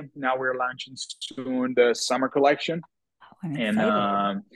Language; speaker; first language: English; non-native, fluent; Italian